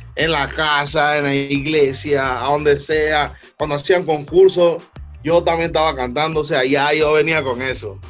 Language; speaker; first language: Spanish; native; Spanish